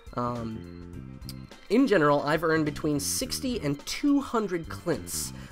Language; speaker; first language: English; native; English